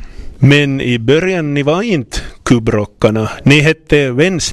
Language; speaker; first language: Swedish; non-native, local second language; Finnish